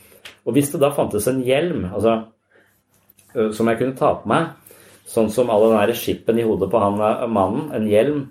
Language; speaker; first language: Norwegian; native; Norwegian